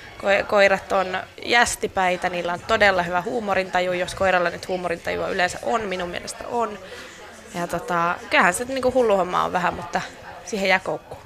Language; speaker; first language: Finnish; native; Finnish